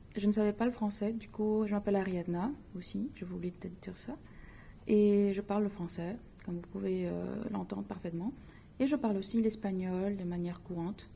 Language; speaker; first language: French; early bilingual, other home language; Spanish